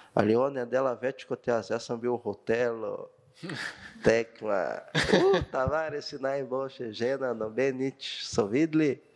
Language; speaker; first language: Slovenian; non-native, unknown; Portuguese